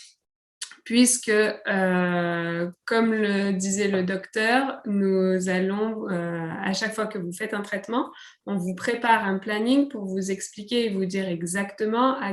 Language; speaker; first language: French; native; French